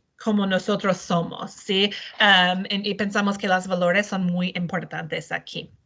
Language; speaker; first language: Spanish; non-native, learner; English